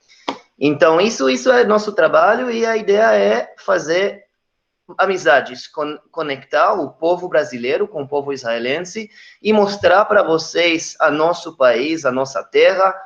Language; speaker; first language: Portuguese; non-native, fluent; Hebrew